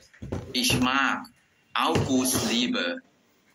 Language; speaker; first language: German; non-native, learner; Thai